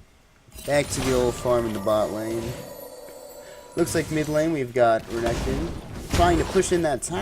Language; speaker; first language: English; native; English